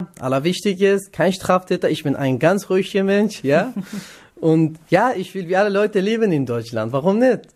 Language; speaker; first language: German; non-native, learner; Kurdish